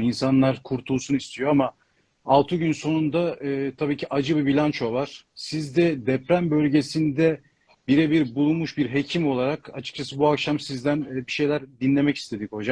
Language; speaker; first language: Turkish; native; Turkish